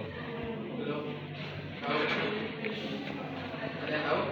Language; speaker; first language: Indonesian; native; Indonesian